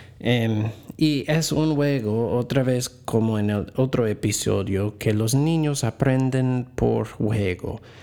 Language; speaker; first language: Spanish; non-native, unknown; English